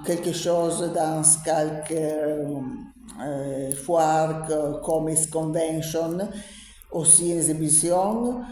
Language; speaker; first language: French; non-native, learner; Italian